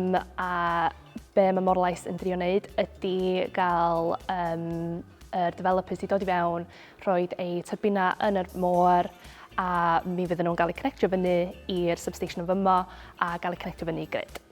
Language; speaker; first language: Welsh; native; Welsh